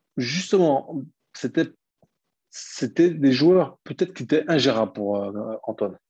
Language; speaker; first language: French; early bilingual, other home language; Turkish